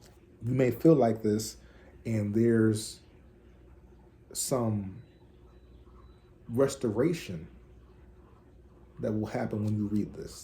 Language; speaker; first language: English; native; English